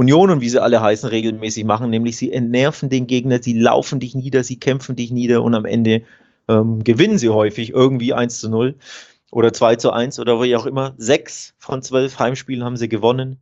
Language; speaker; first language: German; native; German